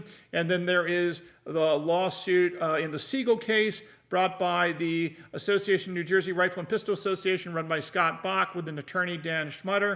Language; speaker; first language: English; native; English